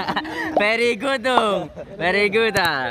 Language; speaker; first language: English; non-native, learner; Indonesian